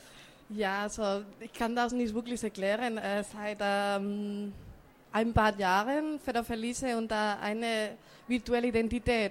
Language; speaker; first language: German; non-native, learner; Spanish